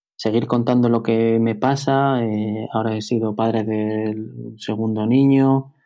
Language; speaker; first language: Spanish; native; Spanish